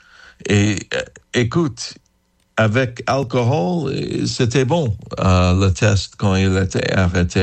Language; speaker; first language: French; non-native, learner; English